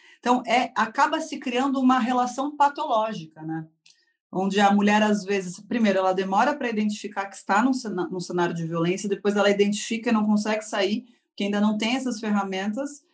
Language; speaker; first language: Portuguese; native; Portuguese